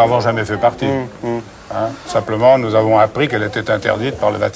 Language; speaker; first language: French; native; French